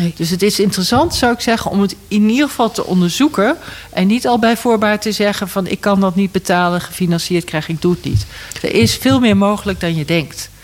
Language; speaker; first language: Dutch; native; Dutch